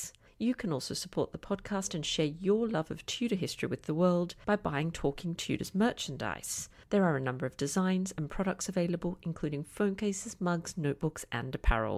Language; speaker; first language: English; native; English